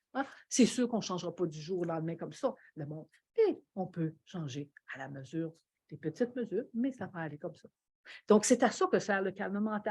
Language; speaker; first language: French; native; French